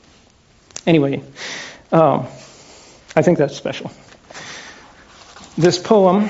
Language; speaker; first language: English; native; English